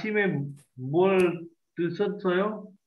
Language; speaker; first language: Korean; non-native, fluent; Vietnamese